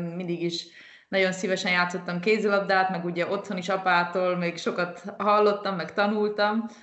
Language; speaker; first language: Hungarian; early bilingual, heritage; Hungarian